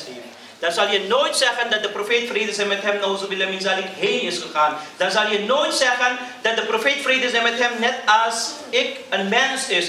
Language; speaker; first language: Dutch; early bilingual, other home language; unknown